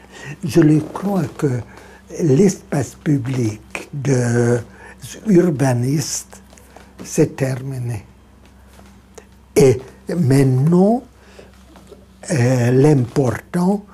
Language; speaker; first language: French; non-native, fluent; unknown